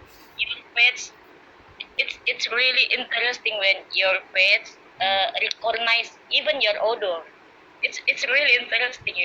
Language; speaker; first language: English; non-native, learner; Indonesian